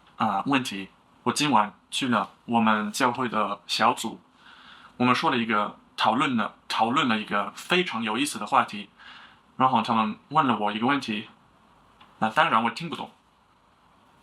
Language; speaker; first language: Chinese; non-native, learner; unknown